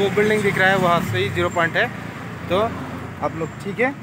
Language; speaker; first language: Hindi; non-native, local second language; Bangla